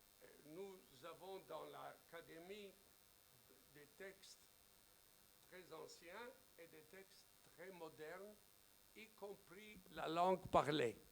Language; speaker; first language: French; non-native, fluent; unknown